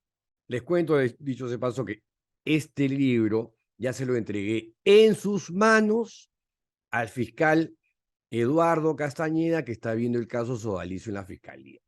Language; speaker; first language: Spanish; native; Spanish